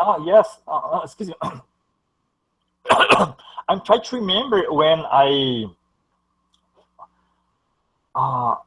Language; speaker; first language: English; non-native, learner; Portuguese